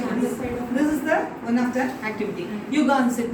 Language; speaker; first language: English; non-native, local second language; Tamil